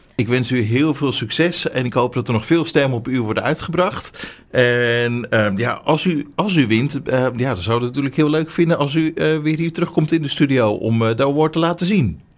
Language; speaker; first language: Dutch; native; Dutch